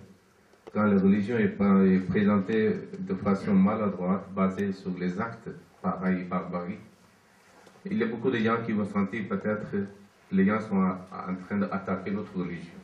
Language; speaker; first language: French; non-native, fluent; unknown